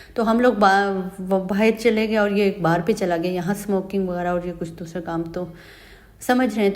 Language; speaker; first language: Urdu; native; Urdu